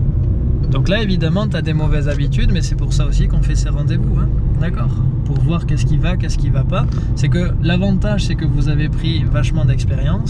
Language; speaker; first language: French; native; French